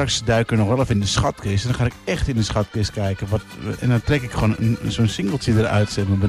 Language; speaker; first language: Dutch; native; Dutch